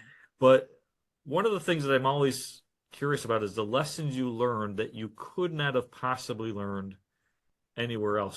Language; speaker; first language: English; native; English